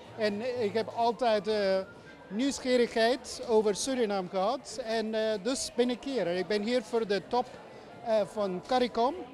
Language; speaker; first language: Dutch; non-native, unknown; English